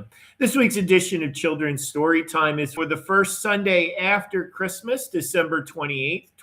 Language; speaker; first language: English; native; English